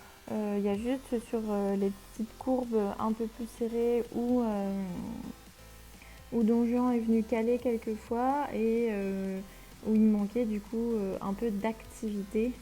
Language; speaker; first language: French; native; French